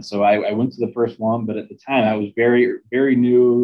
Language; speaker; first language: English; native; English